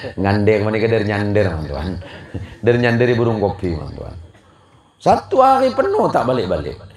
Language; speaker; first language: Indonesian; native; Indonesian